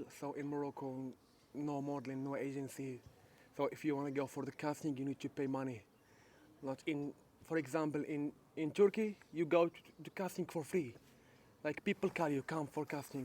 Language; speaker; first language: English; non-native, learner; Arabic